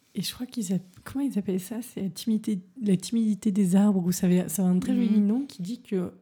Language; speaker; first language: French; native; French